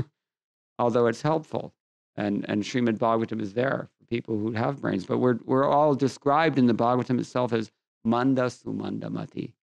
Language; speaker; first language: English; native; English